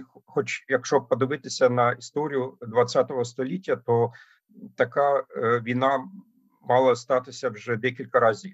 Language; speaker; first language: Ukrainian; non-native, fluent; German